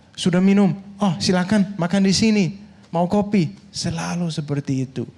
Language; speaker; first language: Indonesian; non-native, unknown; Danish